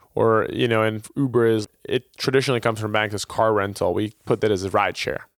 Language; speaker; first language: English; non-native, fluent; Portuguese